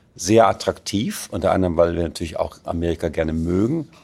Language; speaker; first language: German; native; German